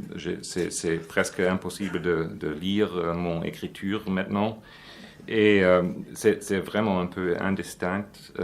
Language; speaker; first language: French; non-native, fluent; German